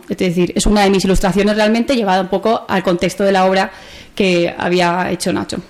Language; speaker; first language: Spanish; native; Spanish